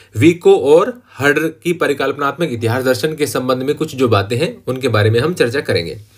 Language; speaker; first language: Hindi; native; Hindi